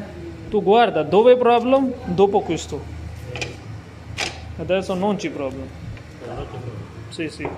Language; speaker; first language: Italian; non-native, learner; Punjabi